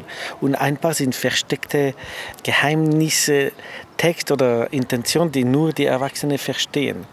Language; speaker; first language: German; non-native, fluent; French